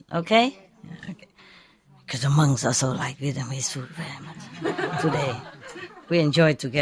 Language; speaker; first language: English; non-native, fluent; Vietnamese